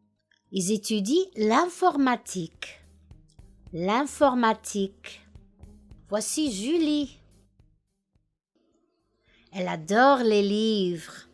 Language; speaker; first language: French; non-native, fluent; English